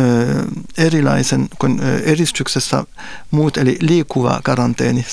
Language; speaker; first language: Finnish; non-native, fluent; French